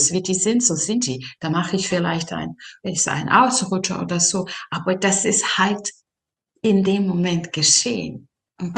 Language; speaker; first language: German; non-native, fluent; Serbian